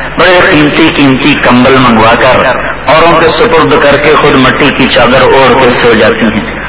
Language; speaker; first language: Urdu; non-native, local second language; Punjabi